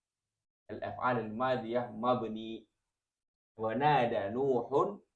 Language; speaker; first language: Arabic; non-native, fluent; Indonesian